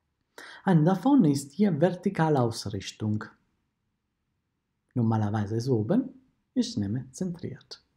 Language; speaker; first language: German; non-native, fluent; Italian